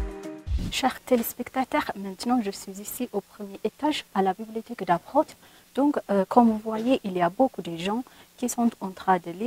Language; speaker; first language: French; non-native, learner; Amharic